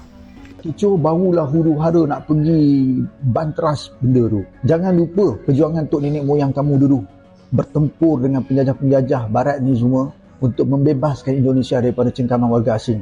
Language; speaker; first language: Malay; native; Malay